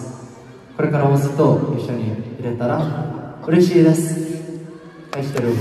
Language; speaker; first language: Japanese; non-native, fluent; Korean